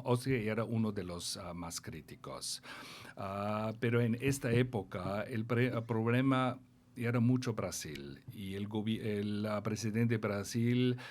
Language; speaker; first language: Spanish; non-native, fluent; German